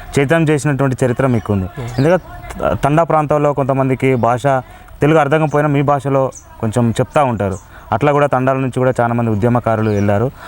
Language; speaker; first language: Telugu; native; Telugu